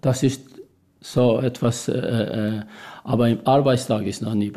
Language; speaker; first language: German; non-native, learner; Albanian